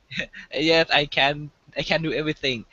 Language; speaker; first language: English; non-native, learner; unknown